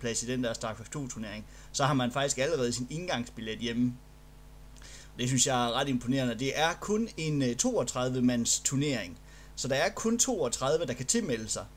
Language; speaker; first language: Danish; native; Danish